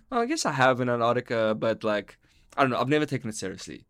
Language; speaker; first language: English; native; English